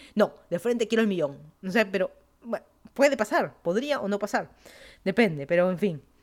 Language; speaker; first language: Spanish; native; Spanish